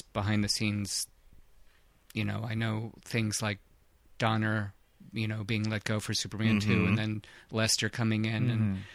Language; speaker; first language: English; native; English